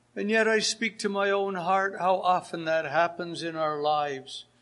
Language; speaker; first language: English; native; English